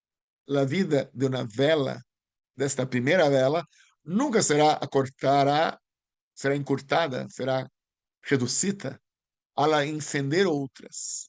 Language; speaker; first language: Spanish; non-native, learner; Portuguese